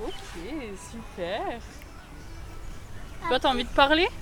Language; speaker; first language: French; native; French